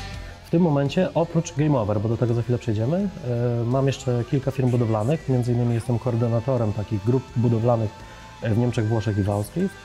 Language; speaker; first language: Polish; native; Polish